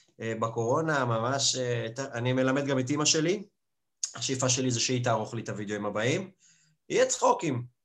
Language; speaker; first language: Hebrew; early bilingual, other home language; Russian